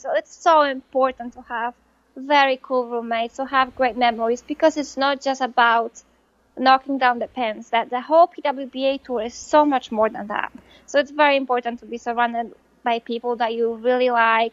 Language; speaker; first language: English; non-native, fluent; Polish